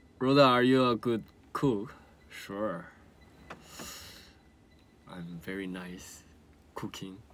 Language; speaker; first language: English; non-native, learner; Korean